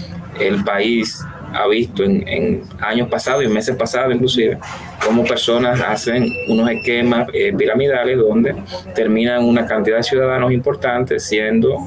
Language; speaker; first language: Spanish; native; Spanish